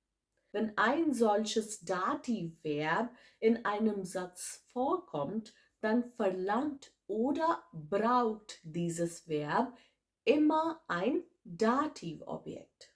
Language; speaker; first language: German; non-native, fluent; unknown